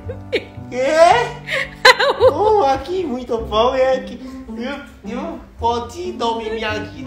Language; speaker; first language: Portuguese; non-native, learner; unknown